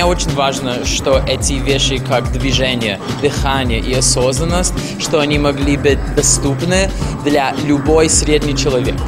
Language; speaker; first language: Russian; non-native, fluent; English